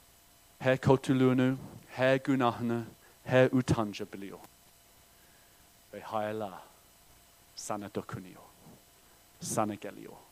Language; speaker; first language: Turkish; non-native, fluent; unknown